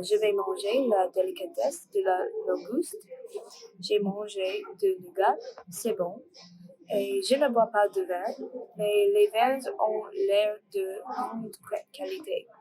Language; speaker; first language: French; non-native, learner; English